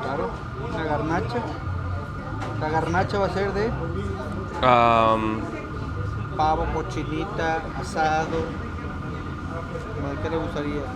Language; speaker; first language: Spanish; native; Spanish